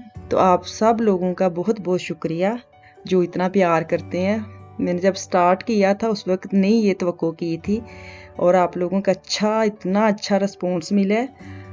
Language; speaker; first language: Urdu; native; Urdu